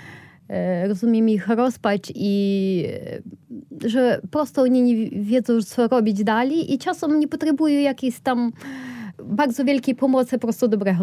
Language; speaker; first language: Polish; non-native, fluent; Ukrainian